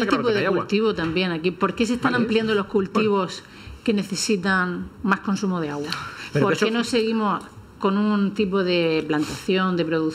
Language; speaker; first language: Spanish; native; Spanish